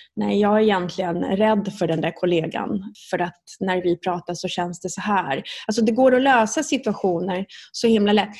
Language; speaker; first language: Swedish; early bilingual, other home language; Italian